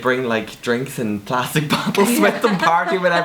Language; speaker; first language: English; native; English